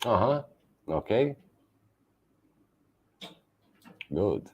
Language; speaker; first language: English; non-native, learner; Italian